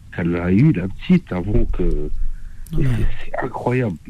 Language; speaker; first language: French; non-native, local second language; Arabic